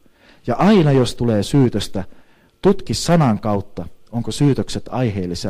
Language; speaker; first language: Finnish; native; Finnish